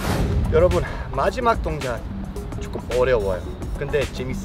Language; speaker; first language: Korean; non-native, fluent; English